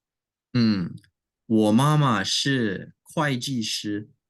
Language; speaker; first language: Chinese; non-native, learner; English